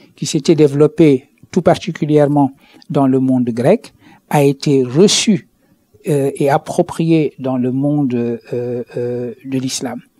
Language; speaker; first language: French; non-native, local second language; Wolof